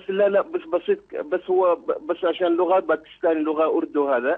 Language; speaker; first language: Arabic; non-native, learner; Urdu